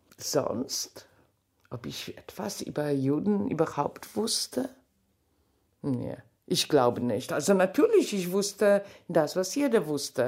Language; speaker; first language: German; non-native, fluent; Polish